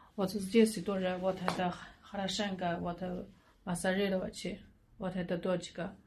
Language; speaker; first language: Russian; non-native, learner; Chinese